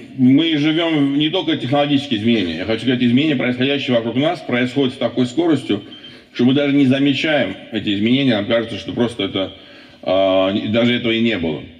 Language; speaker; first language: Russian; non-native, local second language; Armenian